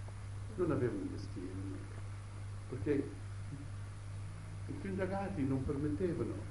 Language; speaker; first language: Italian; early bilingual, heritage; Italian